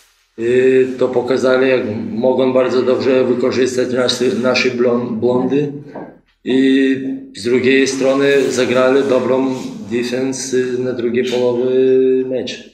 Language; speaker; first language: Polish; non-native, fluent; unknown